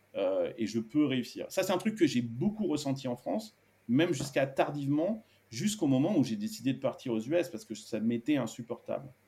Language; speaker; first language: French; early bilingual, other home language; Spanish